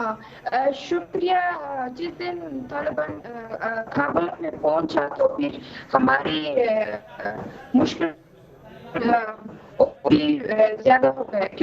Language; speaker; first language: Hindi; non-native, fluent; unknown